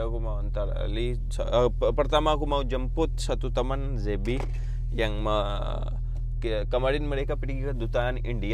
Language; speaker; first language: Indonesian; non-native, fluent; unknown